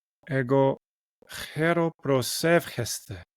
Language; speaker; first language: Greek; non-native, learner; English